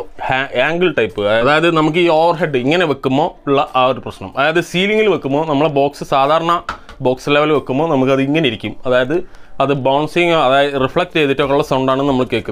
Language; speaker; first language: Malayalam; native; Malayalam